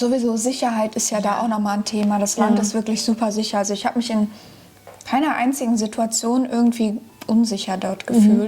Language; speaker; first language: German; native; German